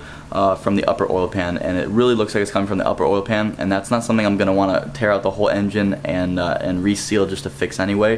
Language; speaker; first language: English; native; English